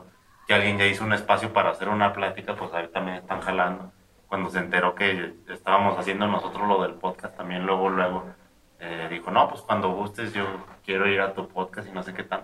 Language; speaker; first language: Spanish; native; Spanish